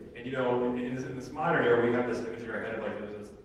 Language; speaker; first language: English; native; English